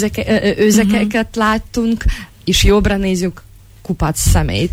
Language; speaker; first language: Hungarian; non-native, fluent; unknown